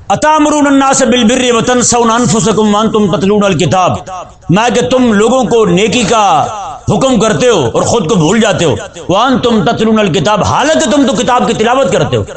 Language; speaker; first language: Urdu; non-native, local second language; Punjabi